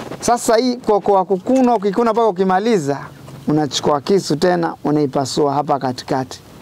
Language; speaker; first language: Swahili; non-native, local second language; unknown